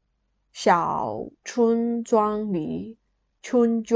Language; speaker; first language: Chinese; non-native, fluent; Burmese